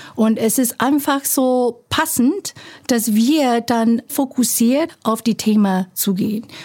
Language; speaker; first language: German; non-native, fluent; Chinese